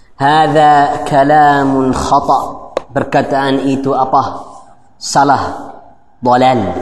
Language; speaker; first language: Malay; non-native, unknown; Arabic